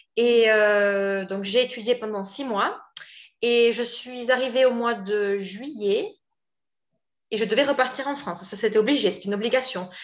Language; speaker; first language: French; native; French